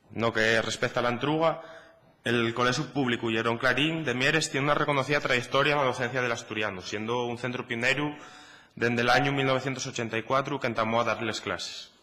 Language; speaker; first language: Asturian; non-native, local second language; Spanish